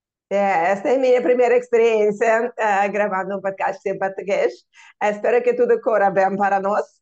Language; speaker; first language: Portuguese; non-native, learner; Russian